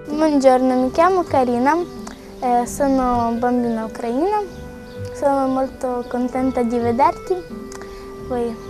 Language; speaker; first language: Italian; non-native, learner; Ukrainian